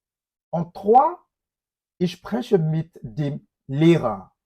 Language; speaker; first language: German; non-native, fluent; French